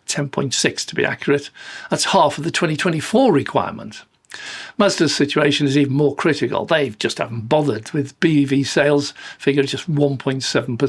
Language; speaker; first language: English; native; English